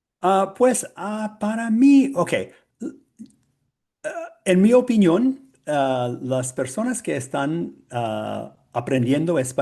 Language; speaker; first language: Spanish; non-native, learner; English